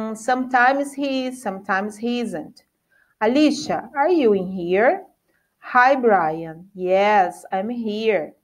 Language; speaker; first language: English; non-native, fluent; Portuguese